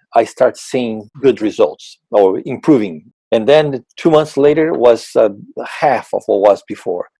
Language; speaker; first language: English; non-native, fluent; Portuguese